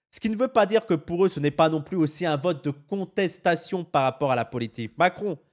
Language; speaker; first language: French; native; French